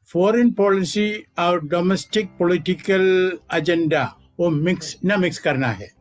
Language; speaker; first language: Hindi; non-native, local second language; Malayalam